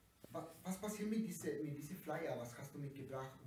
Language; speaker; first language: German; non-native, learner; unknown